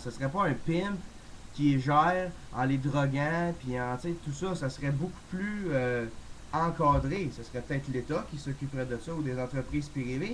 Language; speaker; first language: French; native; French